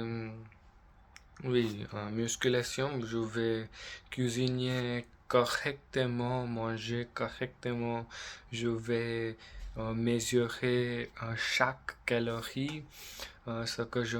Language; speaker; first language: French; non-native, learner; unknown